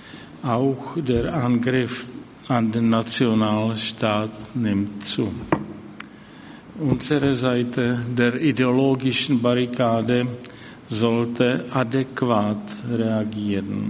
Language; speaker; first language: German; non-native, fluent; Czech